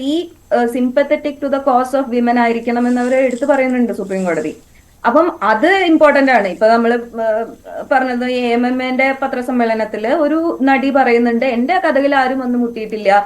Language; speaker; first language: Malayalam; native; Malayalam